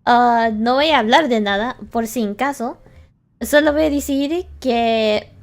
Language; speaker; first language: Spanish; non-native, learner; English